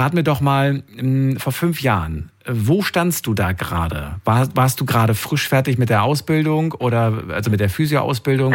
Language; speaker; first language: German; native; German